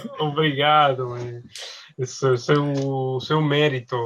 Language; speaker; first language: Portuguese; non-native, learner; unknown